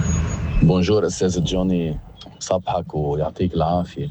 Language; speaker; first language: Arabic; native; Arabic